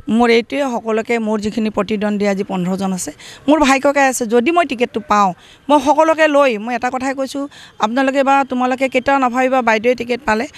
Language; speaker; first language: Assamese; native; Assamese